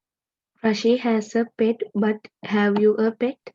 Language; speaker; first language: English; non-native, learner; Sinhala